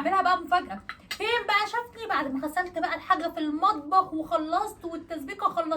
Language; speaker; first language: Arabic; native; Arabic